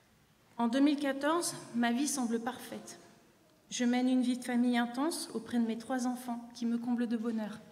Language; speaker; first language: French; native; French